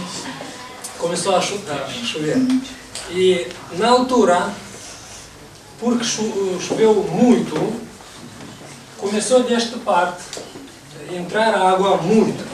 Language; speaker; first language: Portuguese; non-native, fluent; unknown